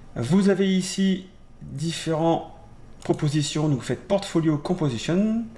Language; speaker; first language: French; native; French